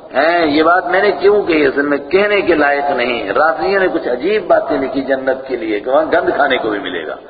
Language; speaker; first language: Urdu; non-native, local second language; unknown